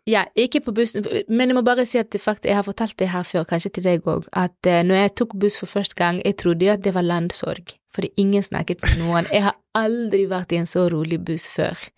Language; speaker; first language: Norwegian; non-native, fluent; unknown